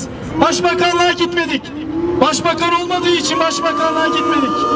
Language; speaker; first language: Turkish; native; Turkish